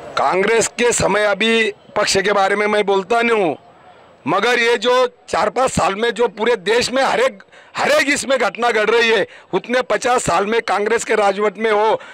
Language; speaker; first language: Hindi; non-native, local second language; Marathi